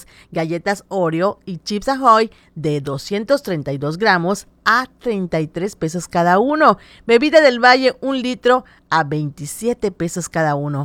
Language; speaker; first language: Spanish; native; Spanish